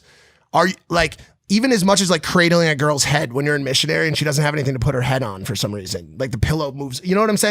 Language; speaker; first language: English; native; English